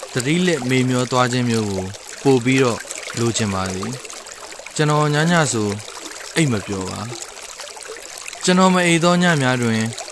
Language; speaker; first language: Burmese; native; Burmese